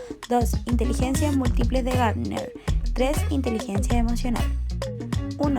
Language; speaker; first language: Spanish; native; Spanish